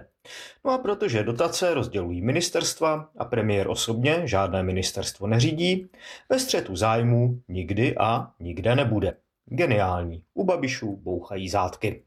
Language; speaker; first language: Czech; native; Czech